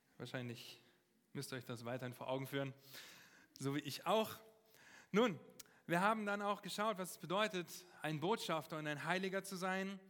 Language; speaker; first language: German; non-native, fluent; English